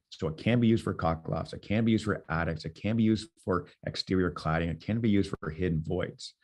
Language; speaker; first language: English; native; English